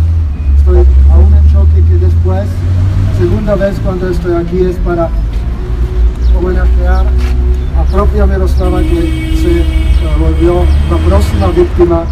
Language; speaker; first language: Spanish; non-native, fluent; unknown